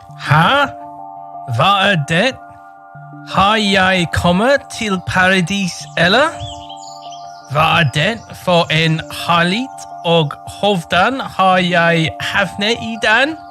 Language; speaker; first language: Norwegian; non-native, learner; English